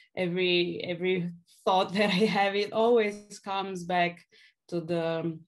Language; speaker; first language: English; non-native, fluent; Slovenian